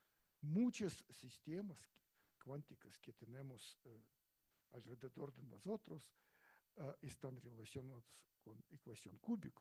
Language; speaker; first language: Spanish; non-native, learner; Russian